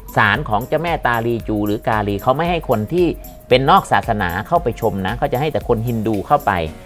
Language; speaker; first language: Thai; native; Thai